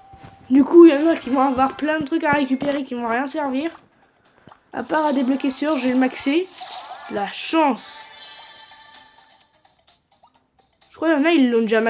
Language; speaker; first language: French; native; French